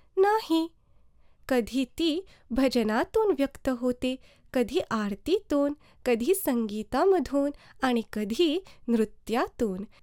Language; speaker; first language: Marathi; early bilingual, heritage; Marathi